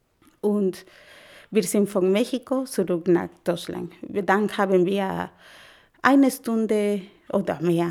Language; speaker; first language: German; non-native, learner; Spanish